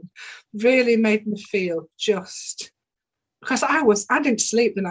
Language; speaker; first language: English; native; English